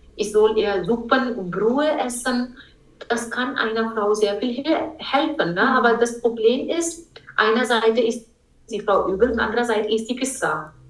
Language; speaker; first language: German; non-native, fluent; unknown